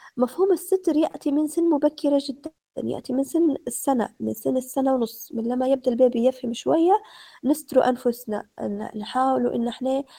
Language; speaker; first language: Arabic; native; Arabic